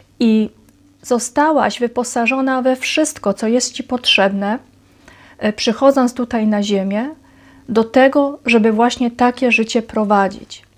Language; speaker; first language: Polish; native; Polish